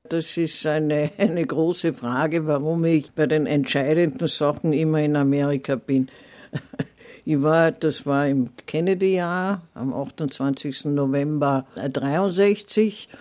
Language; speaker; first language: German; native; German